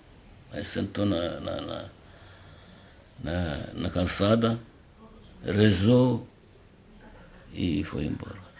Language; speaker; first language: Portuguese; non-native, learner; Arabic